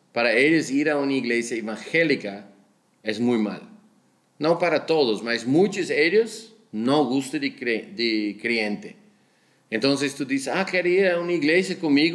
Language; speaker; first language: Spanish; non-native, learner; Dutch